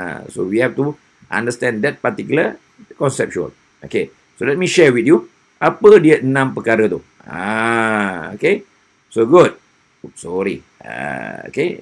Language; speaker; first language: English; non-native, local second language; Malay